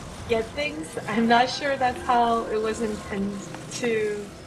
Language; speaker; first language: English; non-native, fluent; Korean